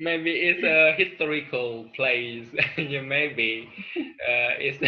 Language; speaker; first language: English; non-native, learner; Vietnamese